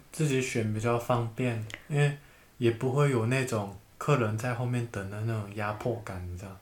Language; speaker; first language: Chinese; native; Chinese